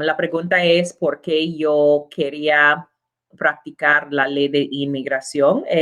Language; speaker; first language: Spanish; non-native, learner; English